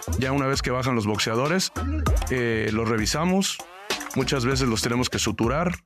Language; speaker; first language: Spanish; native; Spanish